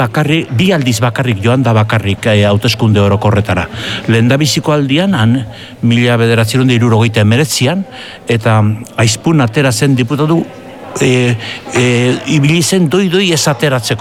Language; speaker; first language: Basque; native; Basque